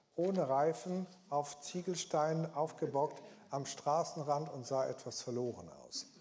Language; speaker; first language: German; early bilingual, heritage; German